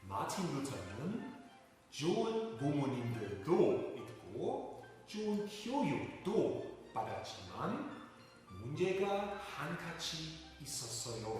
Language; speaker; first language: Korean; non-native, fluent; German